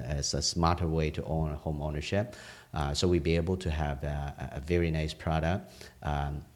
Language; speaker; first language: English; non-native, local second language; Cantonese